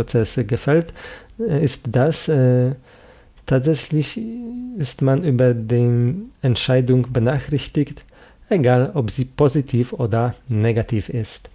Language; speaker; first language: German; non-native, fluent; Polish